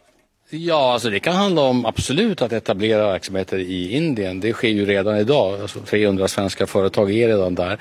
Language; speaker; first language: Swedish; native; Swedish